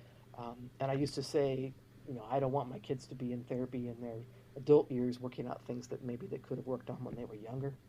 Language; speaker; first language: English; native; English